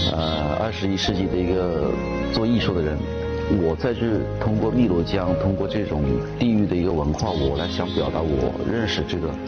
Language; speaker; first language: Chinese; native; Chinese